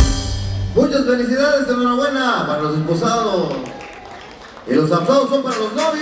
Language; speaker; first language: Spanish; native; Spanish